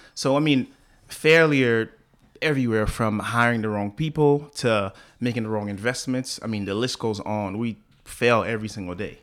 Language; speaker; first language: English; early bilingual, other home language; Haitian Creole